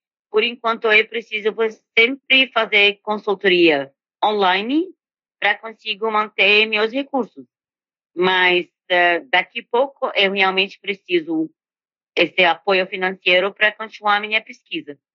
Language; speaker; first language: Portuguese; non-native, fluent; Arabic